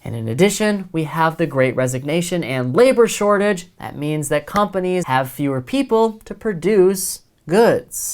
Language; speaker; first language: English; native; English